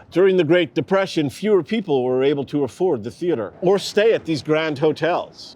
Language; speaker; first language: English; native; English